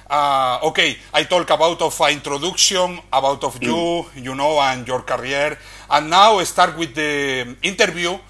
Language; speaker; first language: English; non-native, learner; Spanish